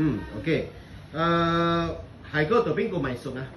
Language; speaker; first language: Chinese; native; Chinese